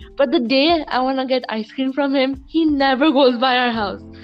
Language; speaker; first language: English; non-native, local second language; Urdu